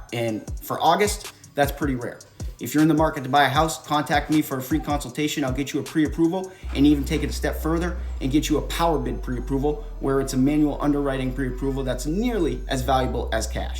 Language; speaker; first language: English; native; English